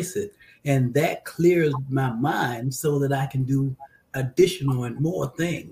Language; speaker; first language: English; native; English